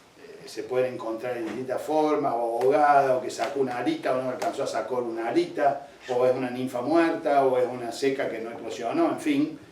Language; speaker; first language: Spanish; native; Spanish